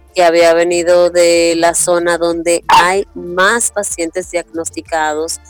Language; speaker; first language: Spanish; native; Spanish